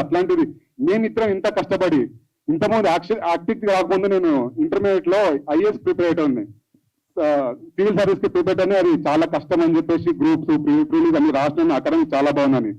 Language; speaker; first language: Telugu; native; Telugu